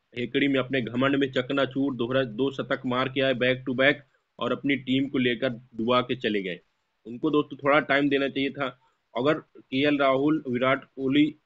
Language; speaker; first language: Hindi; native; Hindi